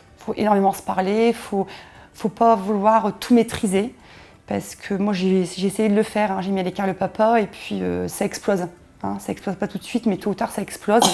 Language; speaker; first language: French; native; French